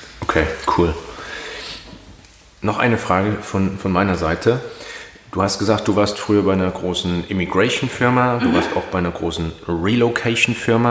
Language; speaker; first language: German; native; German